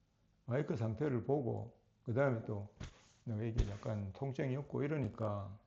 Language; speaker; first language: Korean; native; Korean